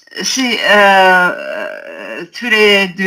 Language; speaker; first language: French; non-native, learner; Japanese